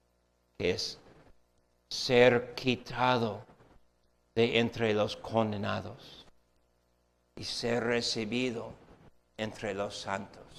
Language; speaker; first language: Spanish; non-native, fluent; English